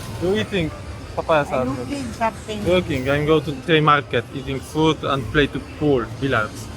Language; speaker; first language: English; non-native, learner; Polish